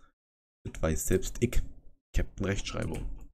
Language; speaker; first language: German; native; German